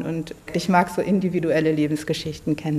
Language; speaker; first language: German; native; German